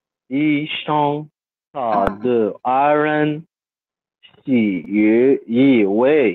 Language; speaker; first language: Chinese; non-native, learner; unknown